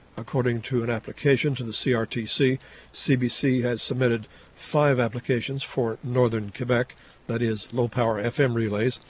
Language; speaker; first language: English; native; English